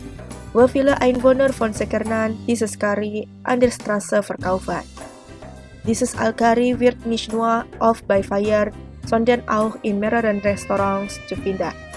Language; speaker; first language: German; non-native, fluent; Indonesian